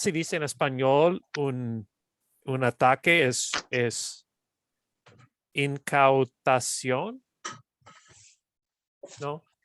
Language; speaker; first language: Spanish; non-native, fluent; English